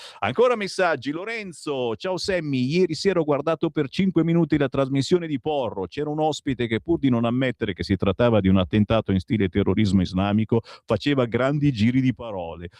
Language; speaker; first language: Italian; native; Italian